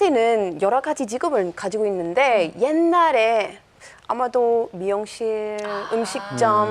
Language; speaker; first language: Korean; non-native, fluent; English